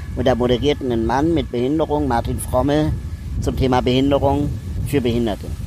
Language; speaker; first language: German; native; German